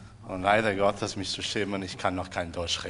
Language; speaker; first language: German; non-native, fluent; Portuguese